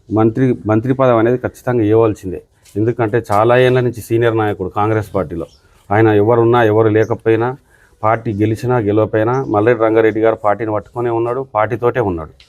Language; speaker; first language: Telugu; native; Telugu